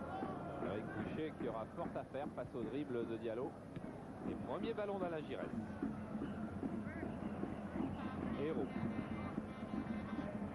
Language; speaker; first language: French; native; French